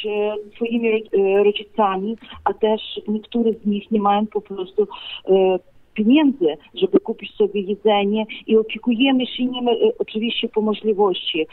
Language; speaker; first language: Polish; non-native, fluent; Ukrainian